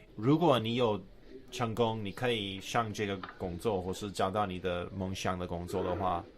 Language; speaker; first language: Chinese; non-native, fluent; English